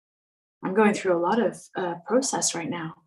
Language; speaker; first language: English; native; English